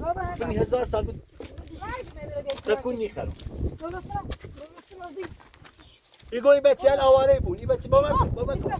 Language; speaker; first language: Persian; non-native, local second language; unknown